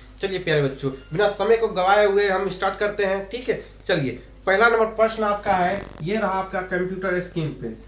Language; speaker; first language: Hindi; native; Hindi